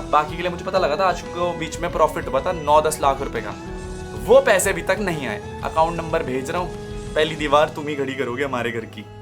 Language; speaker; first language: Hindi; native; Hindi